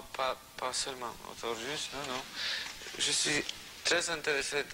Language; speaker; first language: French; non-native, learner; Russian